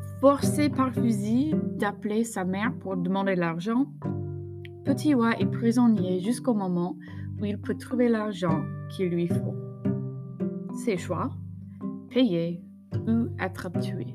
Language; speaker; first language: French; non-native, fluent; English